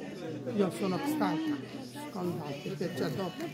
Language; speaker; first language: Italian; non-native, learner; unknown